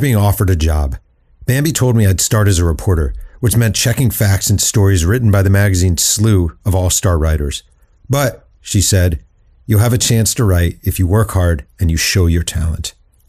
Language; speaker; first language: English; native; English